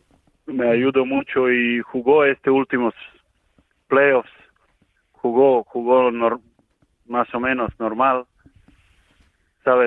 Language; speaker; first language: Spanish; non-native, learner; Serbian